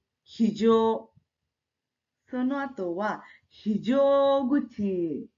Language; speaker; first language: Japanese; non-native, fluent; Marathi